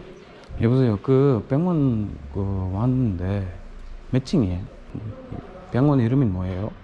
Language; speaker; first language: Korean; non-native, fluent; Tamil